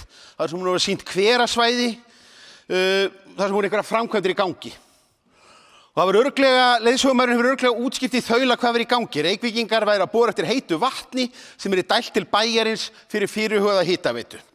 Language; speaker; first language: Icelandic; native; Icelandic